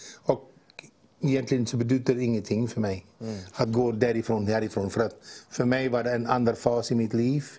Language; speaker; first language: Swedish; non-native, fluent; Dutch